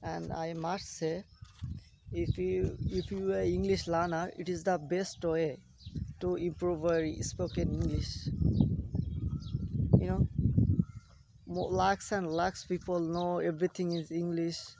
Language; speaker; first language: English; non-native, learner; Bangla